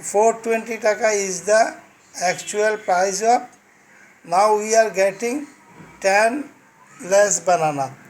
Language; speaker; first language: English; non-native, fluent; Bangla